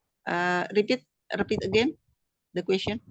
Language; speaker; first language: English; non-native, learner; Indonesian